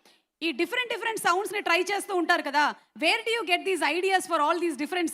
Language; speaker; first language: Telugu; native; Telugu